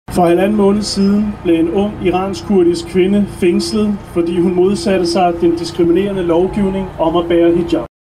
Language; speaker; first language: Danish; native; Danish